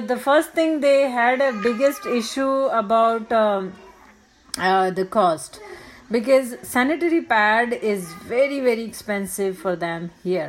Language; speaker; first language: English; non-native, local second language; Hindi